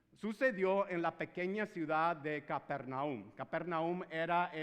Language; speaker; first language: Spanish; non-native, fluent; English